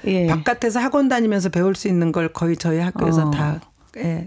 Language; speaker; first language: Korean; native; Korean